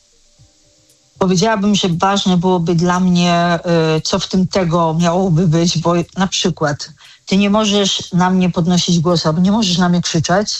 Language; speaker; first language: Polish; native; Polish